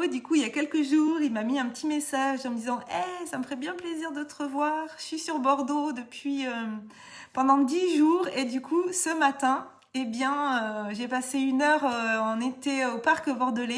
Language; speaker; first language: French; native; French